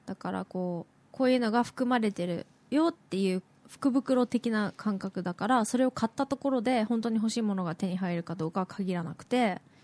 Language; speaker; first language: Japanese; native; Japanese